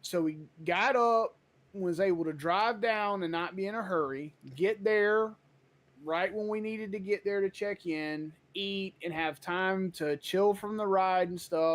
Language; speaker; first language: English; native; English